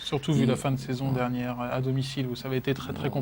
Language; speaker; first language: French; native; French